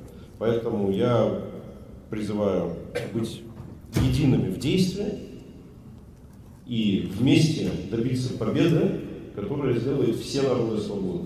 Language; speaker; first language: Russian; native; Russian